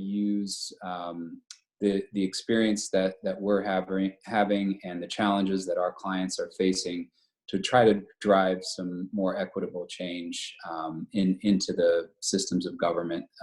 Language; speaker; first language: English; native; English